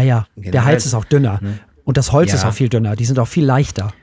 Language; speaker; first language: German; native; German